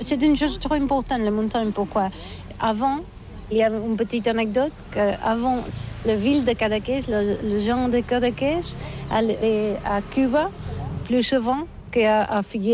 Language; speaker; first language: French; non-native, learner; Catalan